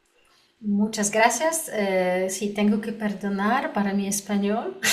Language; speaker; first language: Spanish; non-native, learner; Polish